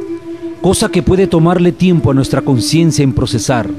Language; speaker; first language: Spanish; native; Spanish